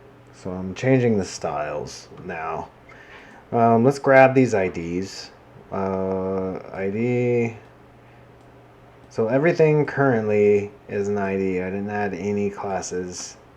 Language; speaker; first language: English; native; English